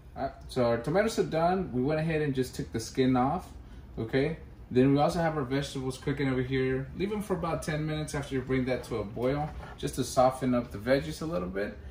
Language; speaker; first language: English; early bilingual, other home language; Spanish